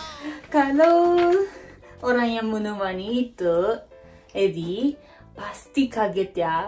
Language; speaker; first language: Indonesian; native; Indonesian